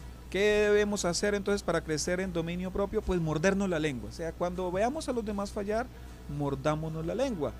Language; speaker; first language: Spanish; native; Spanish